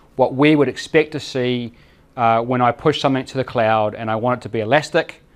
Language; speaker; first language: English; native; English